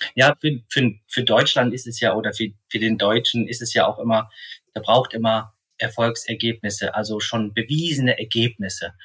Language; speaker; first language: German; native; German